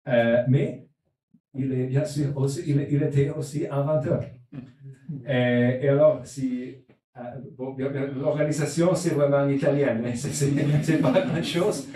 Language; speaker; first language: French; non-native, learner; Italian